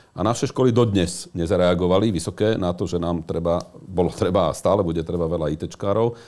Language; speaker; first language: Slovak; native; Slovak